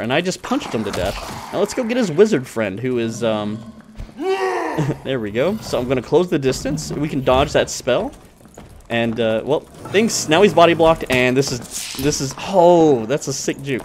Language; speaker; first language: English; native; English